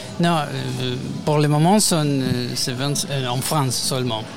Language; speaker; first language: French; non-native, learner; Spanish